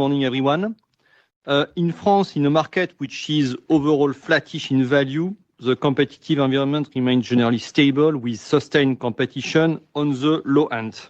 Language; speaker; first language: English; non-native, fluent; French